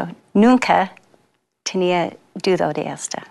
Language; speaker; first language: Spanish; non-native, fluent; English